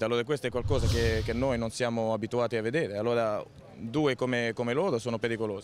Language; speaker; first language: Italian; early bilingual, heritage; Italian